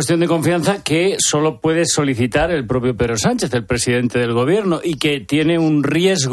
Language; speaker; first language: Spanish; native; Spanish